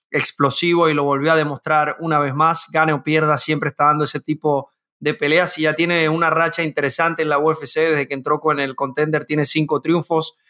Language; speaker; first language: Spanish; native; Spanish